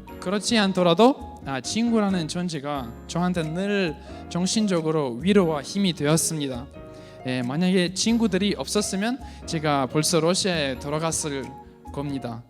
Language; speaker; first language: Korean; non-native, fluent; Russian